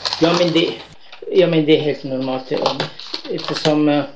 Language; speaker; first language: Swedish; non-native, fluent; Arabic